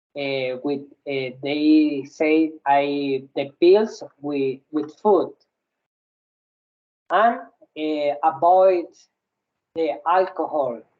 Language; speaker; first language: English; non-native, learner; Spanish